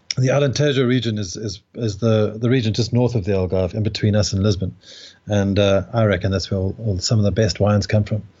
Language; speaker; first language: English; native; English